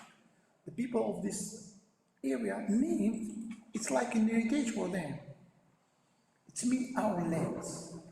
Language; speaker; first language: English; non-native, learner; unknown